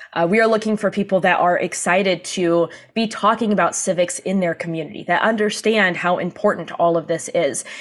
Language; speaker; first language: English; native; English